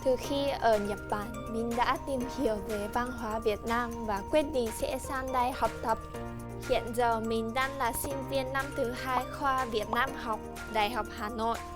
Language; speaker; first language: Vietnamese; non-native, learner; Japanese